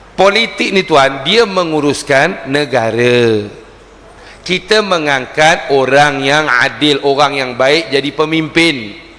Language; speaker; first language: Malay; native; Malay